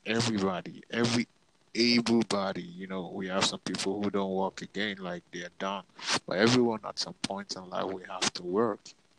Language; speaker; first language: English; non-native, local second language; Igbo